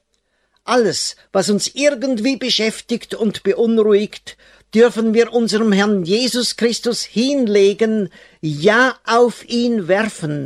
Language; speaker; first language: German; native; German